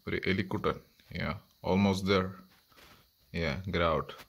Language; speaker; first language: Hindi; non-native, local second language; Malayalam